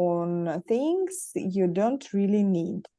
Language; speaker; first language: English; non-native, learner; Russian